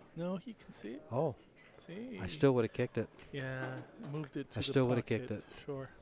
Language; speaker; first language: English; non-native, fluent; Hebrew